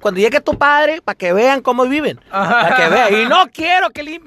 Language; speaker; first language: Spanish; early bilingual, other home language; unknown